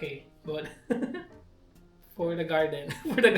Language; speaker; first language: English; non-native, local second language; Filipino